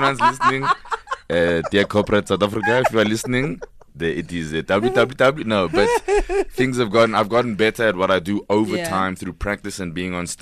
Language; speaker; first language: English; non-native, local second language; Zulu